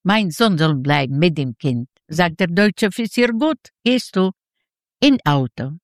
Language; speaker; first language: German; non-native, learner; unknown